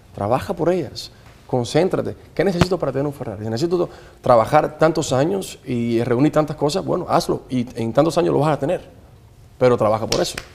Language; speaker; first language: Spanish; native; Spanish